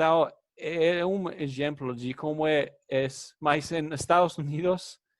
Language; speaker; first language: Spanish; non-native, fluent; English